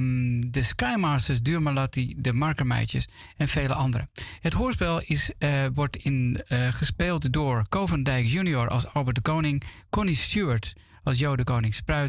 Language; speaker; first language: Dutch; native; Dutch